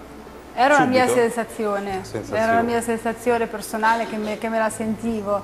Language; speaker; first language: Italian; native; Italian